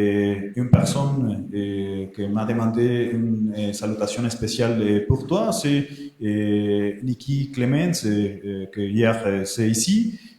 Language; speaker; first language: French; non-native, fluent; Spanish